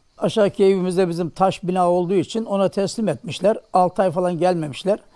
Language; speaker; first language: Turkish; native; Turkish